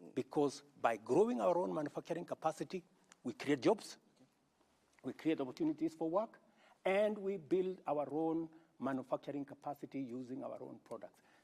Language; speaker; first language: English; non-native, local second language; Kalenjin